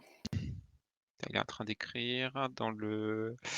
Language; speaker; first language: French; native; French